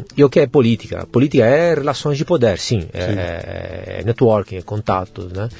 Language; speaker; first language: Portuguese; non-native, fluent; Italian